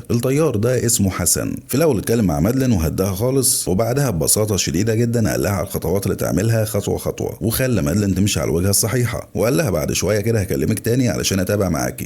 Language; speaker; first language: Arabic; native; Arabic